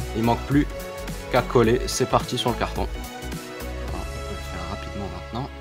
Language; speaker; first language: French; native; French